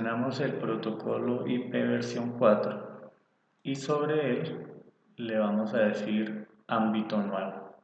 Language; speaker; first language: Spanish; native; Spanish